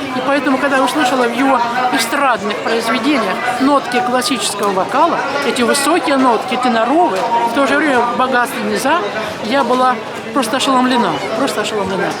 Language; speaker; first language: Russian; native; Russian